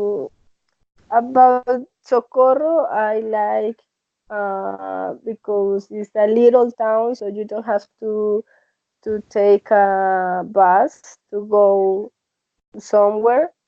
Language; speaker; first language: English; non-native, learner; Spanish